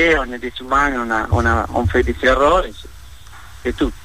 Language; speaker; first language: French; non-native, fluent; Spanish